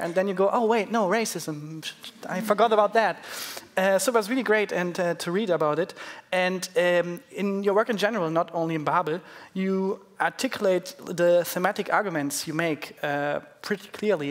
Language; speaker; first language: English; non-native, fluent; German